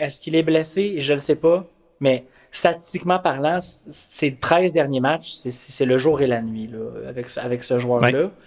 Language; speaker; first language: French; native; French